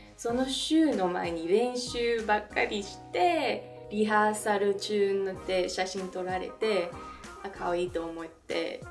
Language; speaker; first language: Japanese; early bilingual, other home language; French